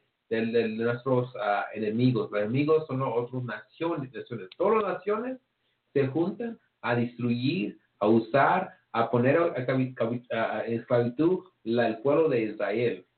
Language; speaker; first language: Spanish; early bilingual, heritage; English